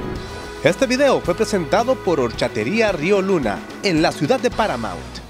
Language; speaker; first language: Spanish; native; Spanish